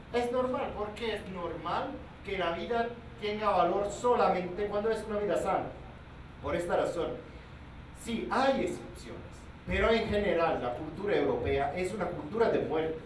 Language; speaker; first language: Spanish; non-native, fluent; Italian